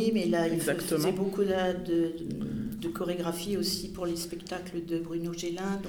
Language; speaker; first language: French; native; French